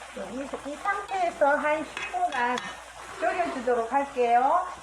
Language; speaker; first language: Korean; native; Korean